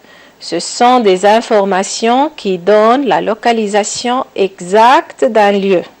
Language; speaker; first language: French; non-native, local second language; Arabic